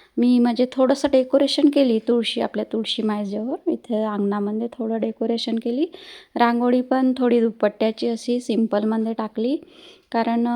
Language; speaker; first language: Marathi; non-native, local second language; Hindi